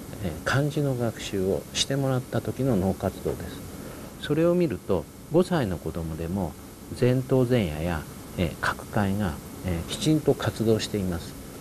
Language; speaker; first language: Japanese; native; Japanese